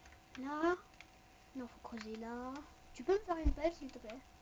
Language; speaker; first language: French; native; French